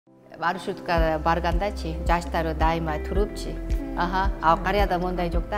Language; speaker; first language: Kyrgyz; non-native, learner; Korean